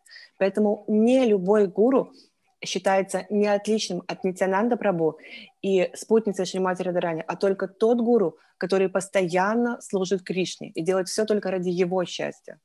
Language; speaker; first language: Russian; native; Russian